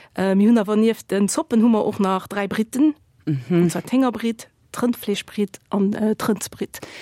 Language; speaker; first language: Luxembourgish; early bilingual, other home language; Portuguese